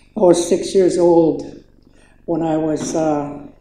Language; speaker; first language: English; native; English